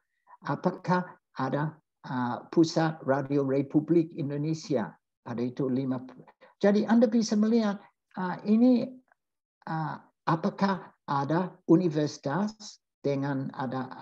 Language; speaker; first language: Indonesian; non-native, fluent; English